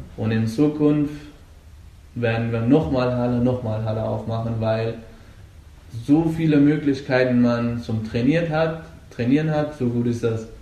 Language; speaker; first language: German; non-native, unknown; Persian